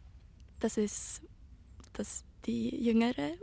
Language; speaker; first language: German; early bilingual, heritage; Swedish